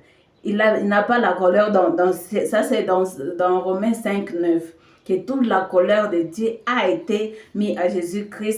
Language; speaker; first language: French; non-native, local second language; Swahili